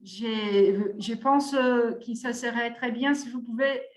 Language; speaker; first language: French; non-native, fluent; Portuguese